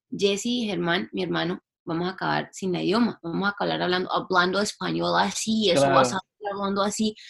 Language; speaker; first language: Spanish; early bilingual, heritage; English